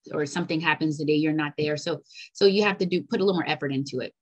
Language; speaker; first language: English; native; English